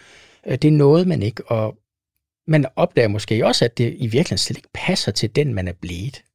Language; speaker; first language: Danish; native; Danish